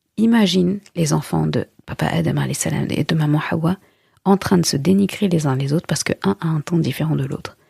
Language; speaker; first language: French; early bilingual, other home language; Wolof